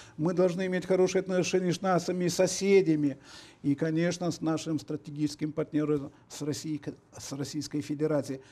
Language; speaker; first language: Russian; non-native, local second language; Romanian